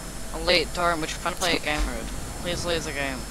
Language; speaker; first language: English; native; English